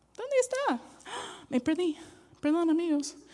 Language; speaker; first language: Spanish; non-native, fluent; English